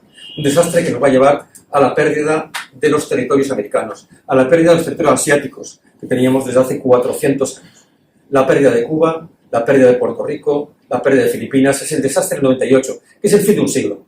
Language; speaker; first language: Spanish; native; Spanish